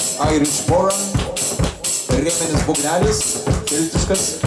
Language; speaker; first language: Lithuanian; native; Lithuanian